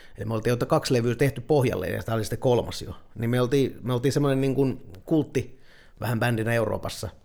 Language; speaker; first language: Finnish; native; Finnish